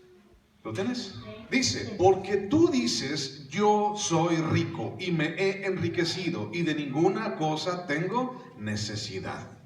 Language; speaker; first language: Spanish; native; Spanish